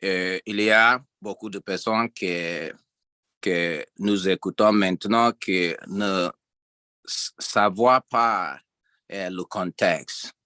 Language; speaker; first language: French; non-native, learner; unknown